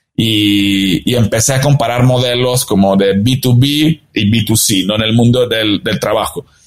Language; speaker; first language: Spanish; non-native, fluent; Italian